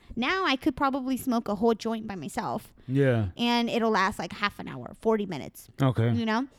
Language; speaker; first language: English; non-native, fluent; Spanish